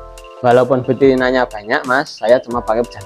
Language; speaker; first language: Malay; non-native, local second language; Javanese